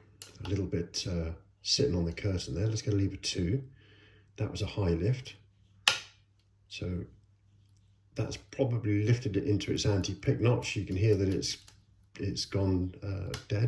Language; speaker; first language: English; native; English